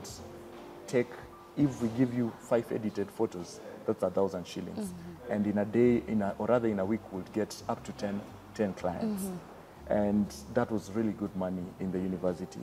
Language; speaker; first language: English; non-native, local second language; Kamba